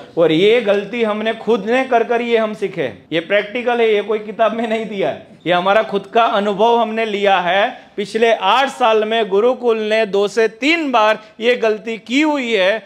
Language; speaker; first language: Hindi; non-native, local second language; Gujarati